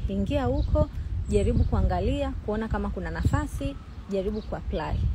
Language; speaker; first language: Swahili; native; Swahili